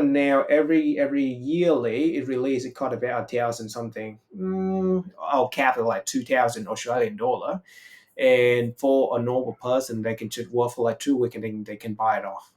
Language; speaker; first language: English; non-native, fluent; Vietnamese